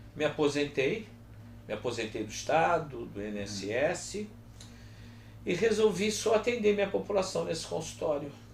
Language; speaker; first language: Portuguese; early bilingual, other home language; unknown